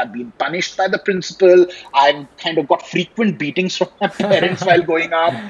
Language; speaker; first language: English; non-native, local second language; Hindi